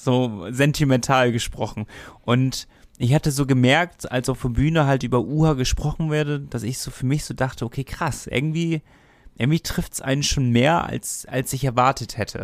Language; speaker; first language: German; native; German